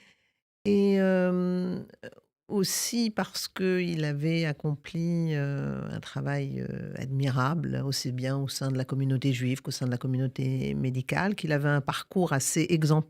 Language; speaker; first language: French; native; French